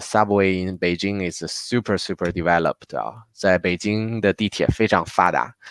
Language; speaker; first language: English; non-native, fluent; Chinese